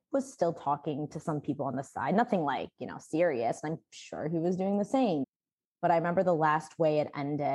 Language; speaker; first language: English; native; English